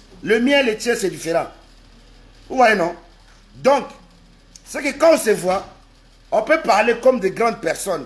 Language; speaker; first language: French; non-native, local second language; Lingala